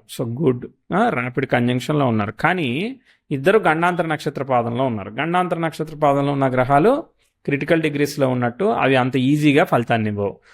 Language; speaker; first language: Telugu; native; Telugu